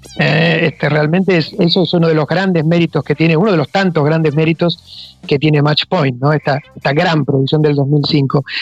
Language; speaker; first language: Spanish; native; Spanish